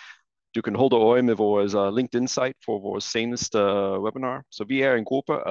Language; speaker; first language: Danish; non-native, fluent; English